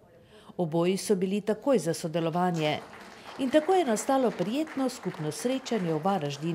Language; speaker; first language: Slovenian; native; Slovenian